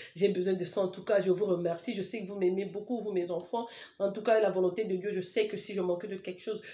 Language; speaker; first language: French; non-native, local second language; Lingala